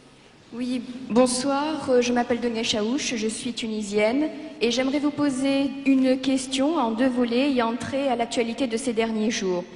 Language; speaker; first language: French; non-native, local second language; Arabic